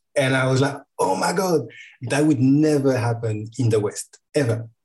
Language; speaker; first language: English; non-native, fluent; French